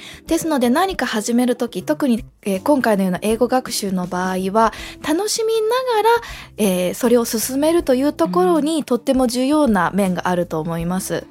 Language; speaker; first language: Japanese; native; Japanese